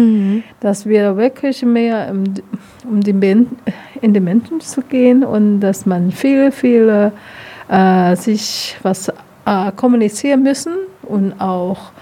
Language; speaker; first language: German; non-native, learner; Chinese